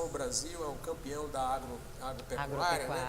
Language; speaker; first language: Portuguese; native; Portuguese